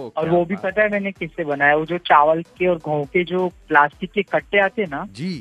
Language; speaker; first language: Hindi; non-native, local second language; Gujarati